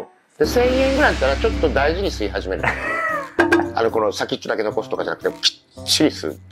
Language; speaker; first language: Japanese; native; Japanese